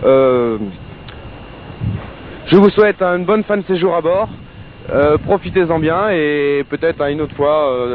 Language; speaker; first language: French; native; French